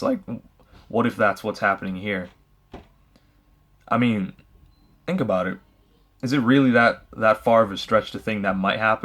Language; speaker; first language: English; native; English